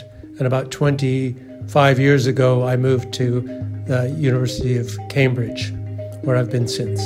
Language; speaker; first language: English; native; English